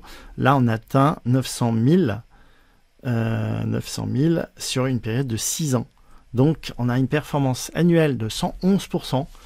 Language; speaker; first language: French; native; French